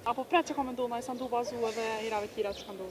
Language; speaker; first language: Albanian; native; Albanian